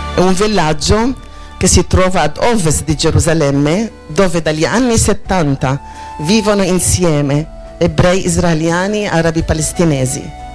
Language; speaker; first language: Italian; non-native, fluent; Arabic